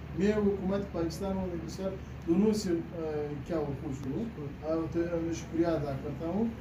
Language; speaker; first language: Hindi; non-native, learner; Pashto